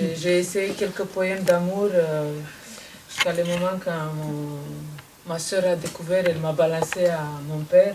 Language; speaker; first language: French; non-native, fluent; Romanian